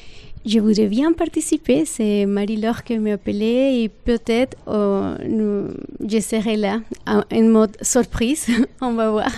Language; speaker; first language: French; non-native, fluent; Spanish